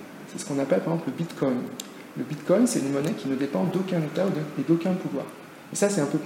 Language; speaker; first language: French; native; French